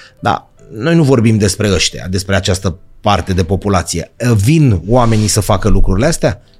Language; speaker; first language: Romanian; native; Romanian